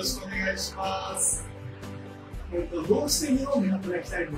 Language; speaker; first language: Japanese; native; Japanese